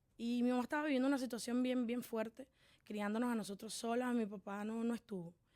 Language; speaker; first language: Spanish; native; Spanish